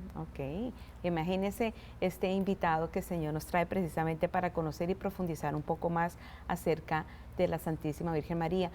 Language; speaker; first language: Spanish; native; Spanish